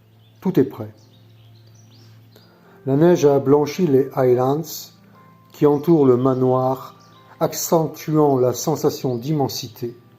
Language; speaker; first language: French; native; French